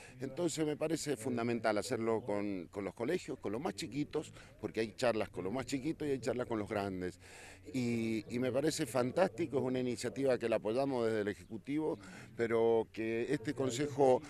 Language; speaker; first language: Spanish; native; Spanish